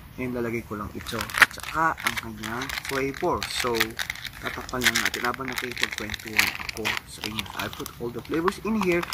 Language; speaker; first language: Filipino; native; Filipino